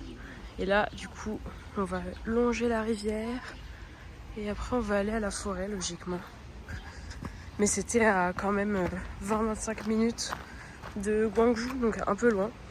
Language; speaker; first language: French; native; French